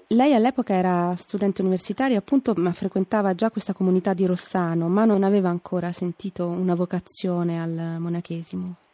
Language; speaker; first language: Italian; native; Italian